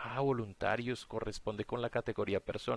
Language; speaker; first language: Spanish; native; Spanish